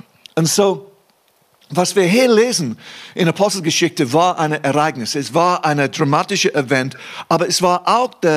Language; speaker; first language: German; non-native, fluent; English